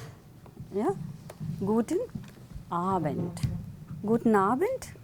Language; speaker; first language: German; non-native, fluent; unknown